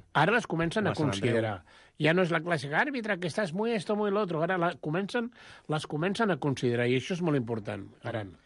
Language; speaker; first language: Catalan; non-native, local second language; Spanish